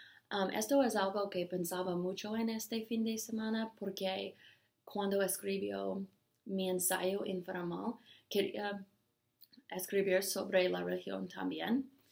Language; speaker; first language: Spanish; non-native, learner; English